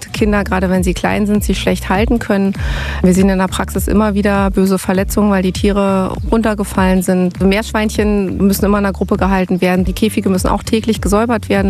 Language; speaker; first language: German; native; German